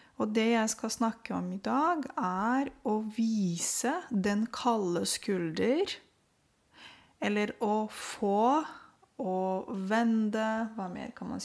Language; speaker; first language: Norwegian; non-native, fluent; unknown